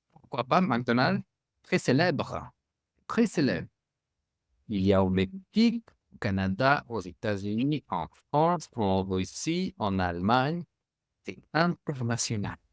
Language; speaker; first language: French; non-native, fluent; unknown